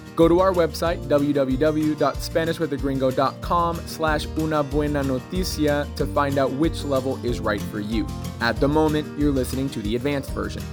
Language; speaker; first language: English; native; English